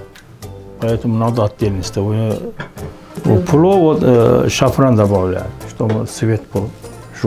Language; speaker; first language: Russian; non-native, fluent; Azerbaijani